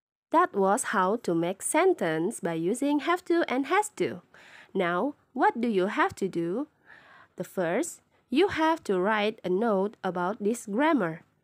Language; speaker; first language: English; non-native, fluent; Indonesian